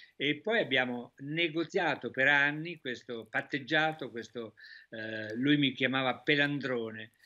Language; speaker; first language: Italian; native; Italian